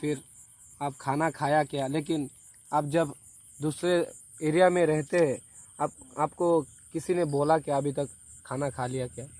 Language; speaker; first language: Hindi; non-native, local second language; Bangla